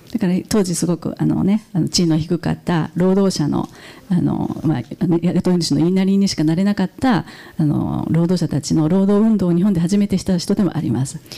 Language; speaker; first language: Japanese; native; Japanese